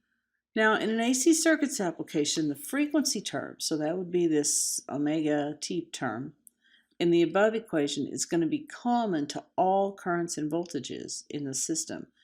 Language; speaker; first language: English; native; English